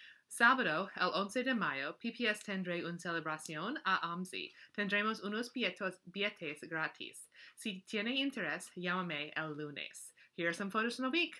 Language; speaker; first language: Spanish; non-native, learner; English